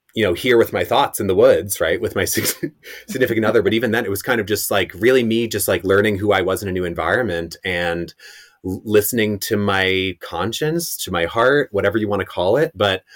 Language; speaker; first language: English; native; English